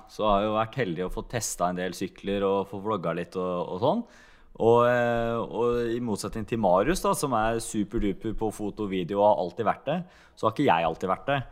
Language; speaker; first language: Norwegian; early bilingual, other home language; Hungarian